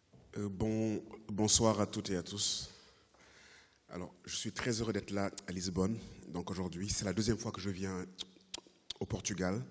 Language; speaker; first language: French; native; French